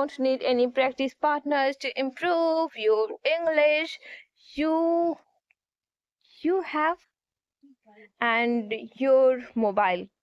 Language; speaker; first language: English; non-native, learner; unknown